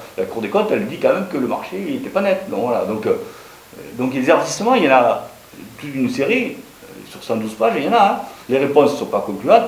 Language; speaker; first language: French; native; French